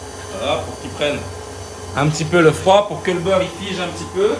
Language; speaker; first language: French; native; French